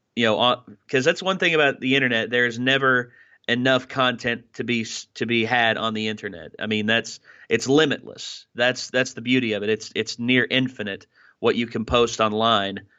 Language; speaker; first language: English; native; English